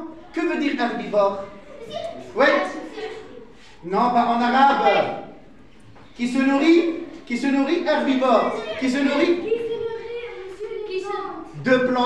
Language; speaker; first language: French; non-native, fluent; Arabic